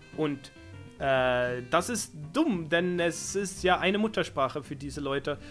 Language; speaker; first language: German; non-native, fluent; Swedish